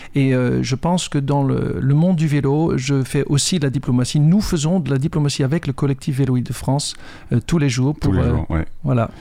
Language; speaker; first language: French; non-native, fluent; Dutch